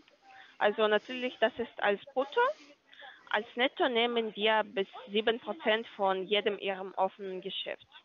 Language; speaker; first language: German; non-native, learner; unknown